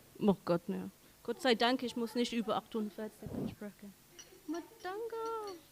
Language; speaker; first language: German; non-native, learner; English